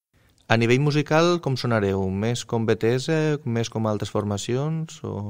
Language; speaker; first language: Catalan; native; Catalan